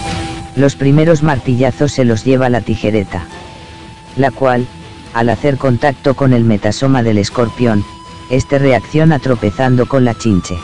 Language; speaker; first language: Spanish; native; Spanish